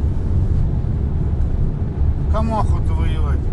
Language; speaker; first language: Russian; native; Russian